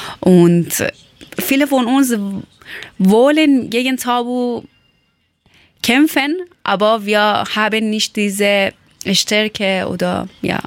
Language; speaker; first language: German; non-native, learner; Persian